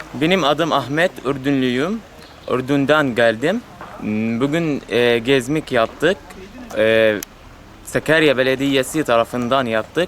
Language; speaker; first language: Turkish; non-native, learner; Arabic